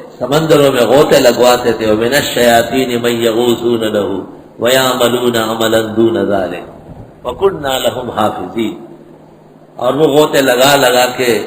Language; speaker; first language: Urdu; non-native, local second language; Pashto